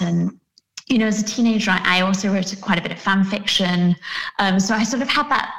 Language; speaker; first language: English; native; English